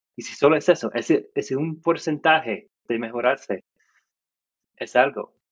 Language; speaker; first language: Spanish; non-native, fluent; English